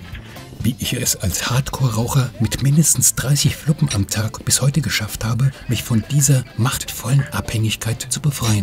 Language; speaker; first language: German; native; German